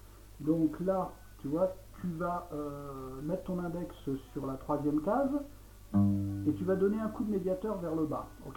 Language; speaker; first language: French; native; French